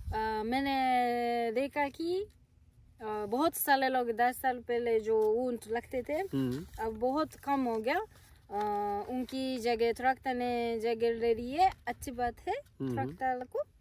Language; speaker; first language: Hindi; non-native, learner; Japanese